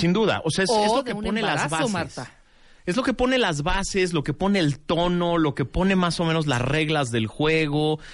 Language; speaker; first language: Spanish; native; Spanish